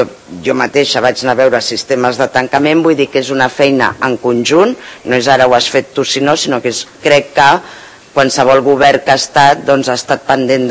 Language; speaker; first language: Catalan; native; Catalan